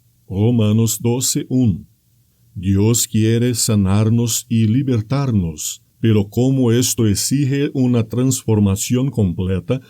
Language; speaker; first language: Spanish; non-native, fluent; Portuguese